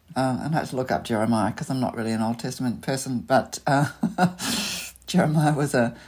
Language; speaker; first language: English; native; English